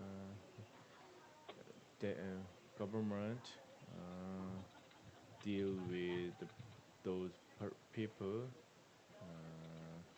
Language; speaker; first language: English; non-native, learner; Korean